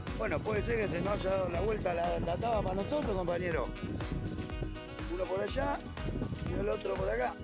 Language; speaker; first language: Spanish; native; Spanish